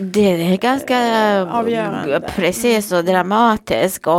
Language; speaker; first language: Swedish; non-native, fluent; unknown